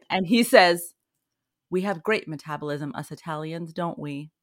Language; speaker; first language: English; early bilingual, other home language; Persian